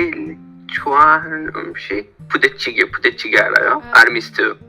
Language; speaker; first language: Korean; non-native, learner; German